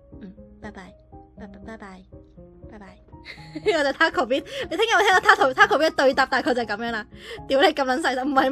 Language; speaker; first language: Cantonese; native; Cantonese